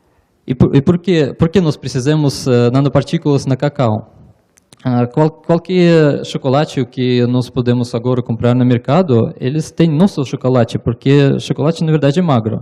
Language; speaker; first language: Portuguese; non-native, learner; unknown